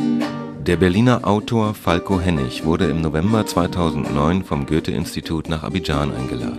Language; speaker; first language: German; native; German